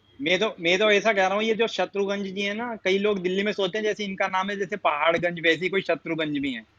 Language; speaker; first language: Hindi; native; Hindi